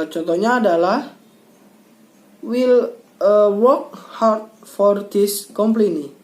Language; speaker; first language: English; non-native, learner; Indonesian